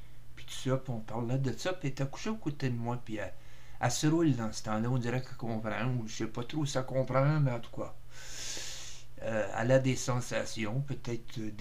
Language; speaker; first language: French; native; French